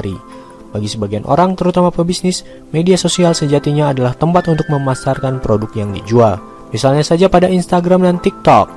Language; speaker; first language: Indonesian; native; Indonesian